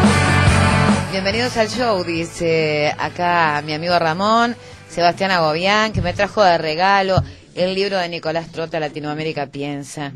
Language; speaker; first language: Spanish; native; Spanish